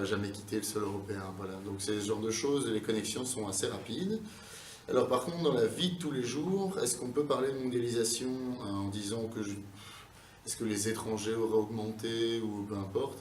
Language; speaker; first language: French; native; French